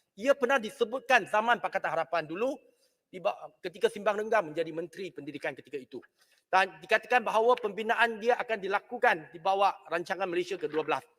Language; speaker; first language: Malay; non-native, local second language; Chinese